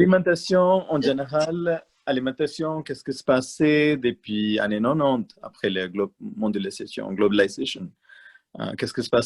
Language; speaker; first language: French; non-native, learner; Malayalam